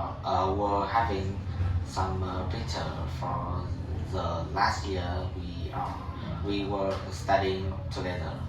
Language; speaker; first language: English; non-native, learner; Vietnamese